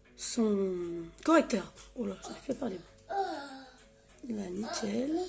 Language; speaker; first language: French; native; French